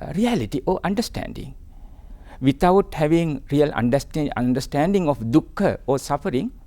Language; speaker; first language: English; non-native, local second language; Sinhala